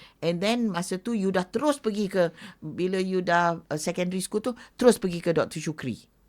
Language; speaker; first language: Malay; native; Malay